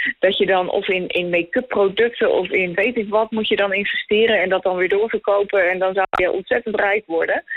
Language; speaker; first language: Dutch; native; Dutch